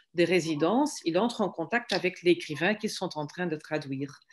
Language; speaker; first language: French; non-native, fluent; Dutch